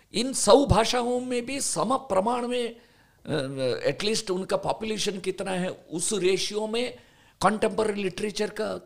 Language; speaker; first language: Hindi; non-native, local second language; Kannada